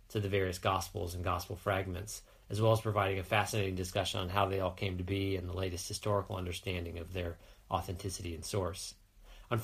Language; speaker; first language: English; native; English